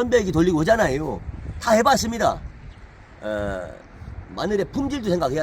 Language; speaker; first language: Korean; native; Korean